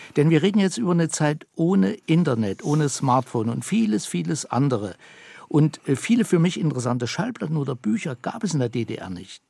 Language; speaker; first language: German; native; German